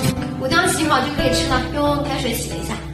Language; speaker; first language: Chinese; native; Chinese